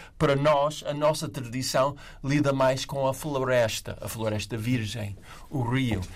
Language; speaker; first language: Portuguese; non-native, fluent; English